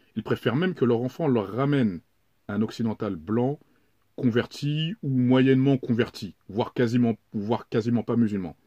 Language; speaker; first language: French; native; French